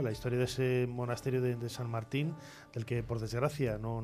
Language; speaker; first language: Spanish; native; Spanish